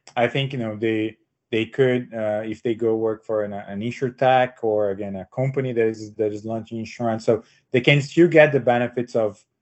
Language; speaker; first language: English; non-native, fluent; Portuguese